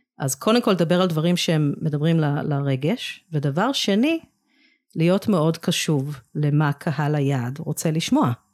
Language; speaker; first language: Hebrew; early bilingual, other home language; English